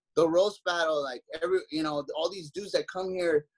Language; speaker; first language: English; native; English